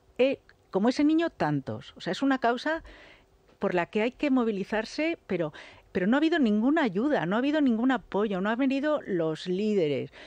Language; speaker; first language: Spanish; native; Spanish